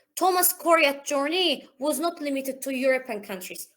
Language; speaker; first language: English; non-native, fluent; Azerbaijani